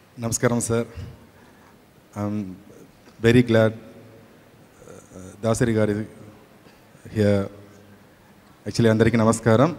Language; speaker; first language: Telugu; non-native, learner; Tamil